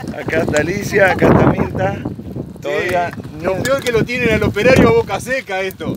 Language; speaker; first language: Spanish; native; Spanish